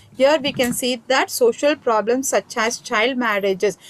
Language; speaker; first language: English; non-native, local second language; Kannada